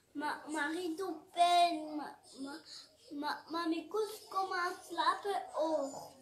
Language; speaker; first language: Dutch; non-native, learner; French